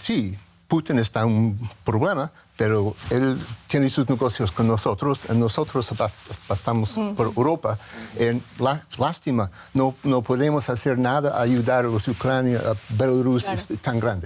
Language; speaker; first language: Spanish; non-native, learner; English